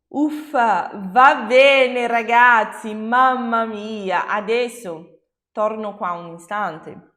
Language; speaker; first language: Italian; non-native, fluent; Portuguese